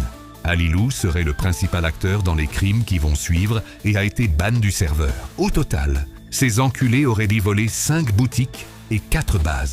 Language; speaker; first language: French; native; French